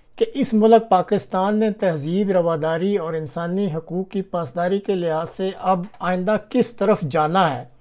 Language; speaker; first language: Urdu; non-native, local second language; Punjabi